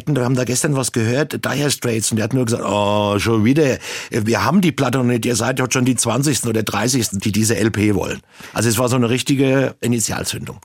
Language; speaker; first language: German; native; German